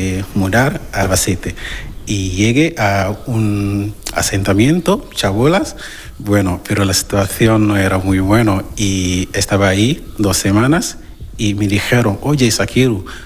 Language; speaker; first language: Spanish; non-native, learner; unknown